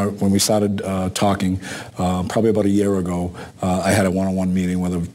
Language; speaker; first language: English; native; English